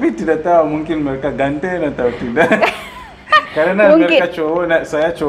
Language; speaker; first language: Indonesian; non-native, fluent; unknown